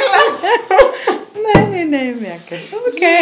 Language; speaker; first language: Greek; non-native, learner; German